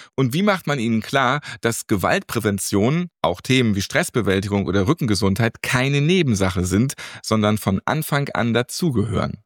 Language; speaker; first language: German; native; German